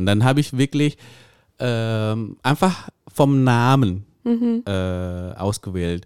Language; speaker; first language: German; non-native, fluent; Indonesian